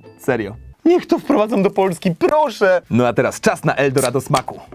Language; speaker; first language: Polish; native; Polish